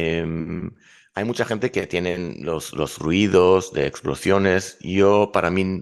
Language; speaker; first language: Spanish; non-native, fluent; Hebrew